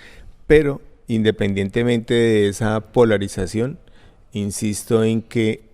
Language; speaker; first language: Spanish; native; Spanish